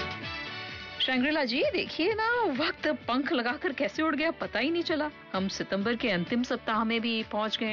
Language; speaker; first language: Hindi; native; Hindi